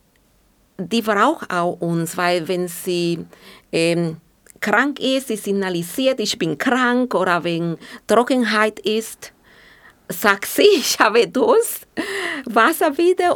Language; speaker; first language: German; non-native, fluent; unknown